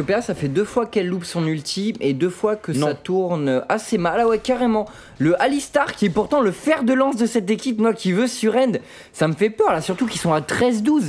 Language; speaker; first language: French; native; French